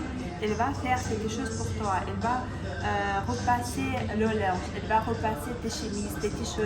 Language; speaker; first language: French; non-native, local second language; Ukrainian